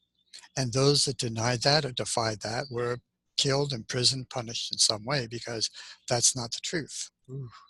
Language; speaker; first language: English; native; English